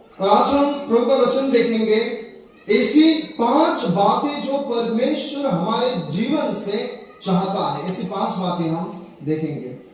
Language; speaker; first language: Hindi; non-native, local second language; Nepali